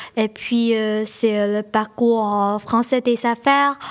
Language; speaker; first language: French; non-native, learner; Chinese